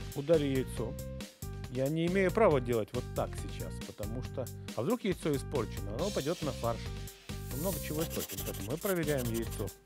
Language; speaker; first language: Russian; native; Russian